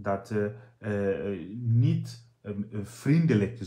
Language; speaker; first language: Dutch; non-native, fluent; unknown